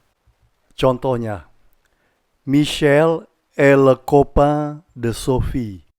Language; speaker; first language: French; non-native, fluent; Indonesian